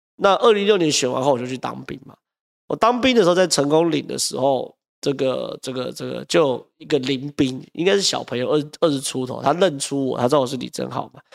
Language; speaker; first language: Chinese; native; Chinese